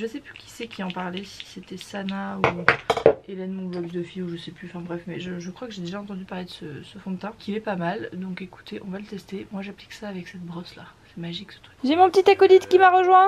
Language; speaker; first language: French; native; French